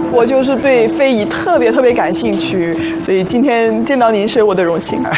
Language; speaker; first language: Chinese; non-native, fluent; French